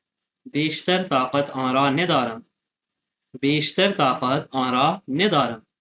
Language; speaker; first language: Persian; non-native, fluent; Urdu